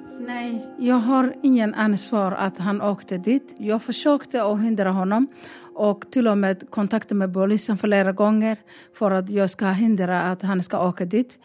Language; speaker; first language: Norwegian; non-native, learner; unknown